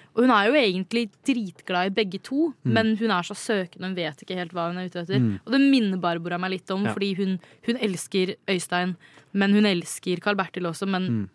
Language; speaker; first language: Norwegian; native; Norwegian